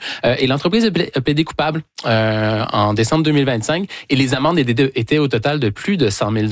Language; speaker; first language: French; native; French